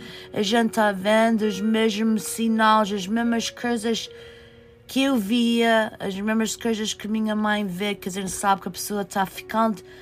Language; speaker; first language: Portuguese; early bilingual, heritage; Portuguese